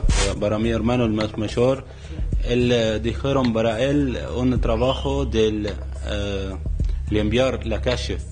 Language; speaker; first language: Spanish; non-native, learner; Arabic